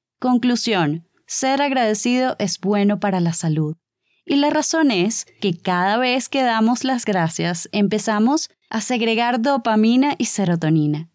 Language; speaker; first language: Spanish; native; Spanish